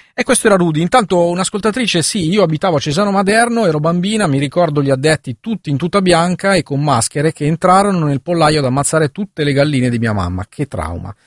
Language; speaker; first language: Italian; native; Italian